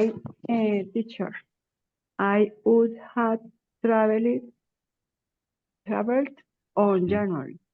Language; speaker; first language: English; non-native, learner; Spanish